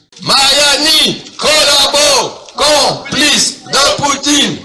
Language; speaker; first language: French; non-native, fluent; Ukrainian